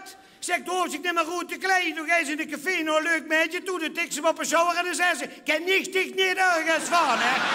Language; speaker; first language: Dutch; non-native, local second language; Limburgish